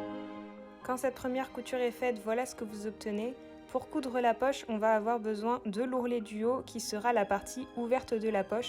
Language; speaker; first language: French; native; French